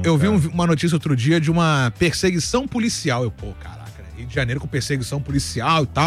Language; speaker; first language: Portuguese; native; Portuguese